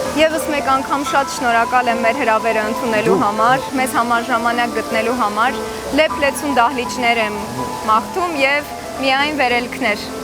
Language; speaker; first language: Armenian; native; Armenian